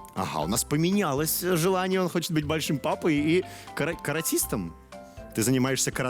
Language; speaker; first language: Russian; native; Russian